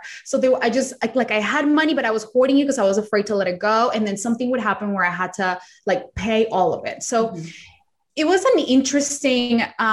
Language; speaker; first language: English; non-native, fluent; Spanish